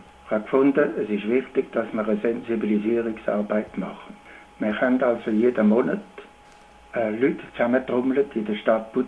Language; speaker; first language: German; native; German